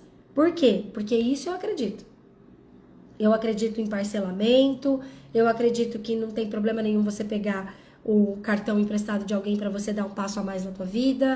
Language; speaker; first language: Portuguese; native; Portuguese